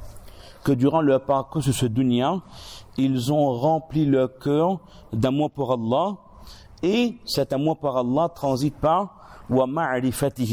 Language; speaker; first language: French; native; French